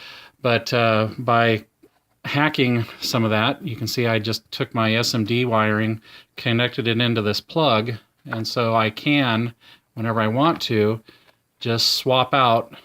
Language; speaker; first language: English; native; English